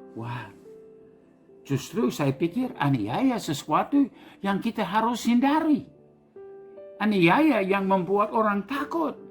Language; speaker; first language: Indonesian; non-native, fluent; English